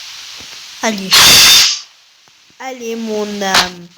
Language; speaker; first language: French; native; French